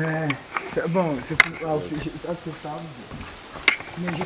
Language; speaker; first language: French; non-native, local second language; Wolof